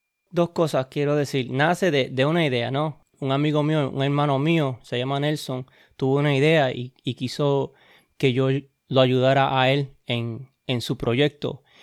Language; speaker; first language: Spanish; early bilingual, heritage; Spanish